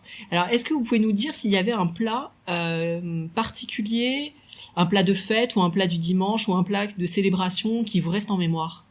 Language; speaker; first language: French; native; French